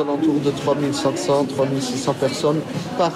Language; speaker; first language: French; non-native, fluent; Portuguese